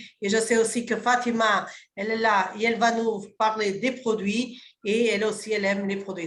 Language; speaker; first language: French; early bilingual, other home language; Portuguese